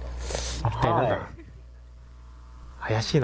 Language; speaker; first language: Japanese; native; Japanese